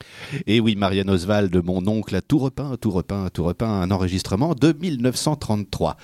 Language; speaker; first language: French; native; French